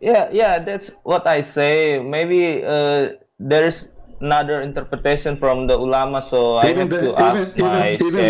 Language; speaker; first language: English; non-native, learner; Indonesian